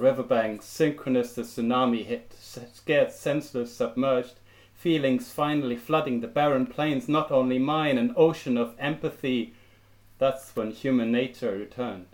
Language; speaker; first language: English; non-native, fluent; German